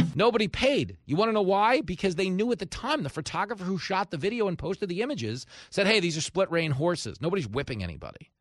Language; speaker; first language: English; native; English